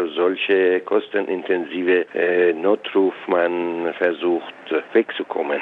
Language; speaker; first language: German; non-native, fluent; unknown